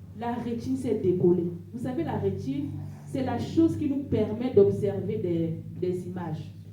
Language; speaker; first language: French; non-native, local second language; Lingala